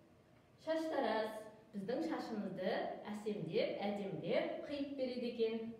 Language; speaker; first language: Kazakh; native; Kazakh